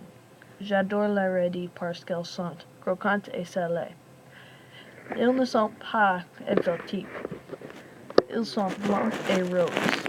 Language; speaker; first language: French; non-native, learner; English